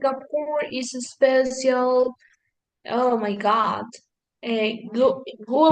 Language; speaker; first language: English; non-native, learner; Spanish